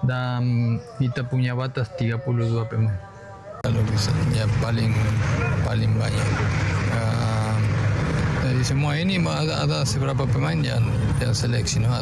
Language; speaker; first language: Indonesian; non-native, fluent; Spanish